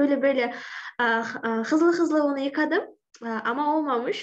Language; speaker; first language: Turkish; non-native, learner; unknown